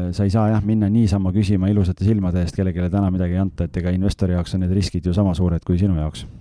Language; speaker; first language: Estonian; native; Estonian